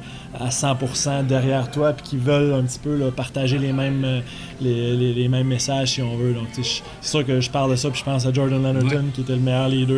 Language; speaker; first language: French; native; French